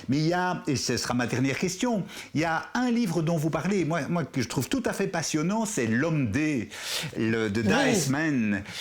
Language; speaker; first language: French; native; French